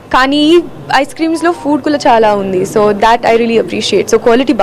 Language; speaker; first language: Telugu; non-native, learner; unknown